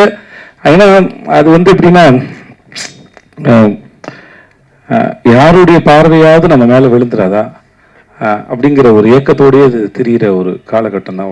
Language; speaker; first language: Tamil; native; Tamil